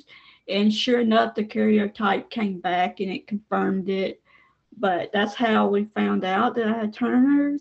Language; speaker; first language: English; native; English